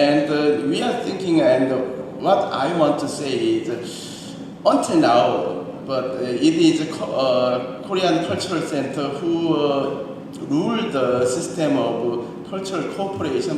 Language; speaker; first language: English; non-native, learner; Korean